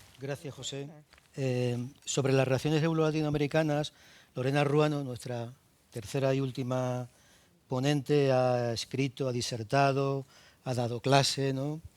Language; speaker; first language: Spanish; native; Spanish